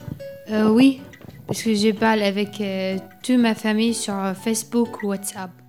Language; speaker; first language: French; non-native, learner; Arabic